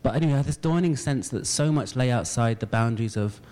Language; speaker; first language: English; native; English